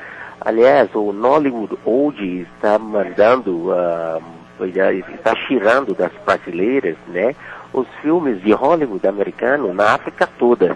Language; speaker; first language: Portuguese; non-native, fluent; Yoruba